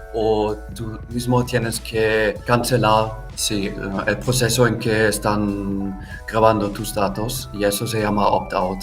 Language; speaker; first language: Spanish; non-native, fluent; German